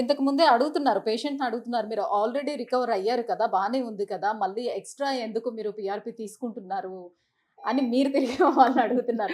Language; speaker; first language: Telugu; native; Telugu